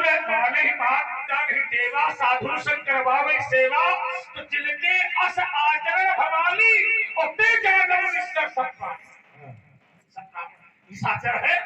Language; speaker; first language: Hindi; native; Hindi